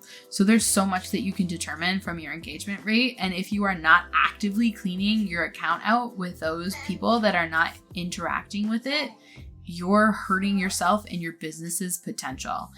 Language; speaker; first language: English; native; English